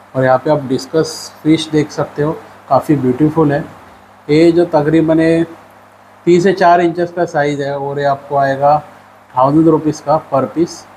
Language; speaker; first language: Hindi; non-native, local second language; Marathi